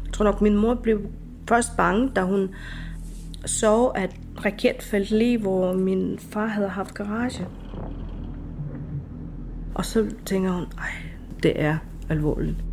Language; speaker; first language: Danish; non-native, fluent; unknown